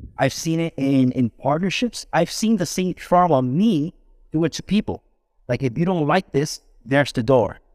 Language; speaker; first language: English; early bilingual, other home language; Spanish